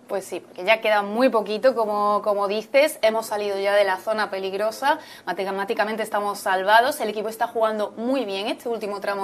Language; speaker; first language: Spanish; native; Spanish